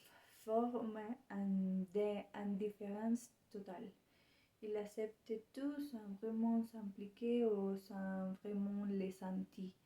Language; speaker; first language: French; non-native, learner; Spanish